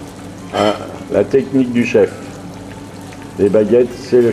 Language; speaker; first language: French; native; French